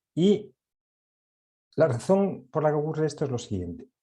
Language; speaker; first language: Spanish; native; Spanish